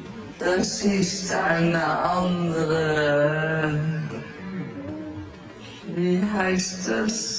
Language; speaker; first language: German; non-native, learner; Dutch